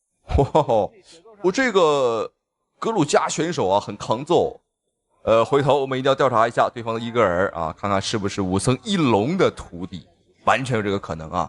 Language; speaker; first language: Chinese; native; Chinese